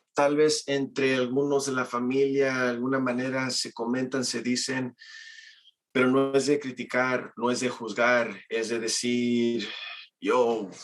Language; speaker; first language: Spanish; early bilingual, heritage; Spanish